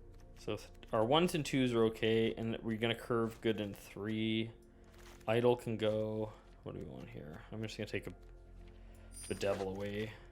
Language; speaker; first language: English; native; English